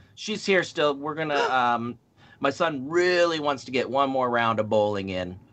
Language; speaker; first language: English; native; English